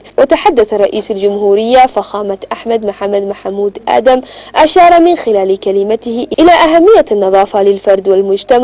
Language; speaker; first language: Arabic; non-native, local second language; Somali